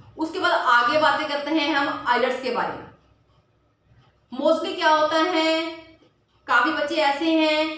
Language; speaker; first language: Hindi; non-native, local second language; Punjabi